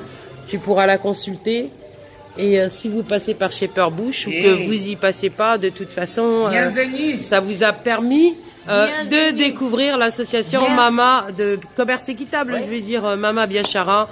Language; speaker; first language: French; native; French